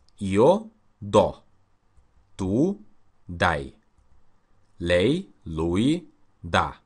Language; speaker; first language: Italian; non-native, learner; Russian